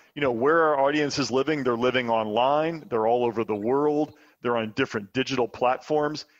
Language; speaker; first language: English; native; English